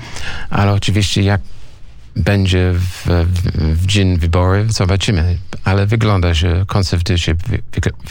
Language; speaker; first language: Polish; non-native, learner; English